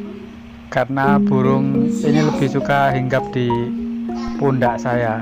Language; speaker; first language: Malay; non-native, local second language; Javanese